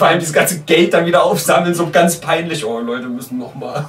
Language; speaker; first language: German; native; German